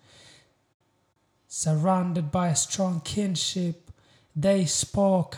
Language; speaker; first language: English; non-native, local second language; Kinyarwanda